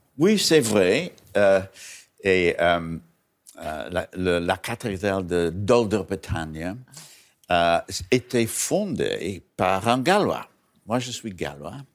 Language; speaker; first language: French; non-native, learner; English